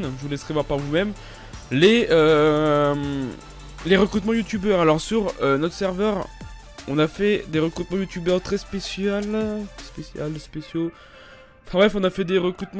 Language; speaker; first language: French; native; French